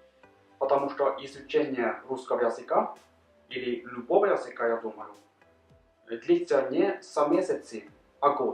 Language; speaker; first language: Russian; non-native, learner; Norwegian